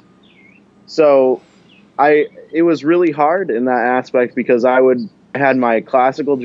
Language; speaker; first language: English; native; English